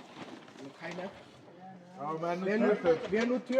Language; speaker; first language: German; non-native, learner; Tamil